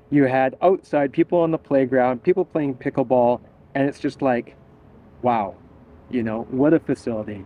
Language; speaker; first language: English; native; English